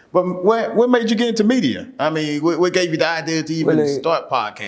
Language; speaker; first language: English; native; English